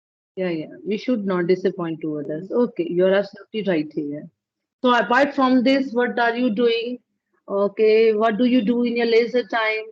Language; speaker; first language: English; non-native, learner; Punjabi